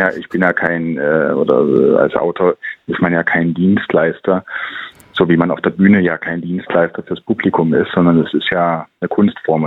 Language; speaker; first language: German; native; German